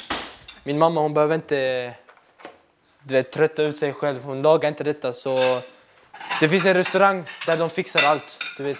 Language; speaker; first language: Swedish; early bilingual, other home language; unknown